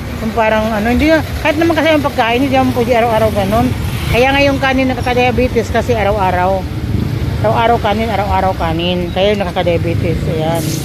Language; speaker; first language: Filipino; non-native, local second language; Waray